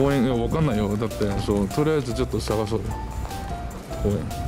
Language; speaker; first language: Japanese; native; Japanese